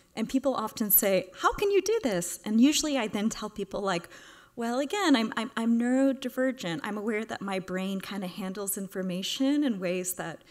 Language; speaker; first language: English; native; English